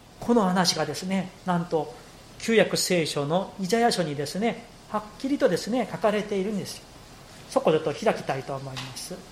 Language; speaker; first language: Japanese; non-native, fluent; Korean